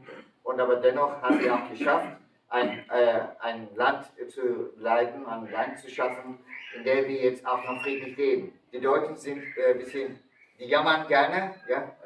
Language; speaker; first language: German; early bilingual, other home language; Turkish